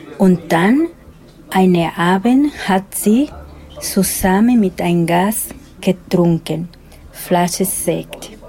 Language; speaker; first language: German; non-native, learner; Spanish